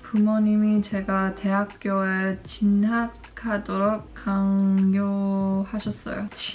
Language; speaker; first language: Korean; early bilingual, heritage; Korean